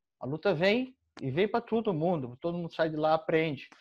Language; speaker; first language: Portuguese; native; Portuguese